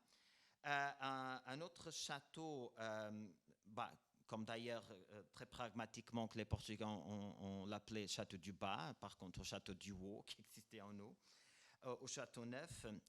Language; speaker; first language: French; non-native, fluent; Portuguese